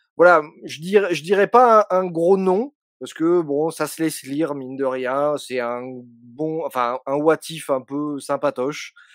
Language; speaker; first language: French; native; French